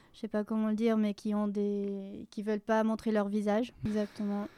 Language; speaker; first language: French; non-native, fluent; Spanish